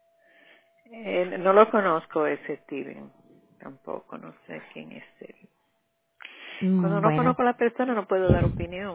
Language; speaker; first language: Spanish; native; Spanish